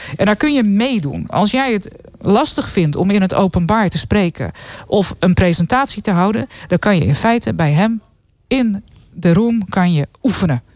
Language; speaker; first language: Dutch; native; Dutch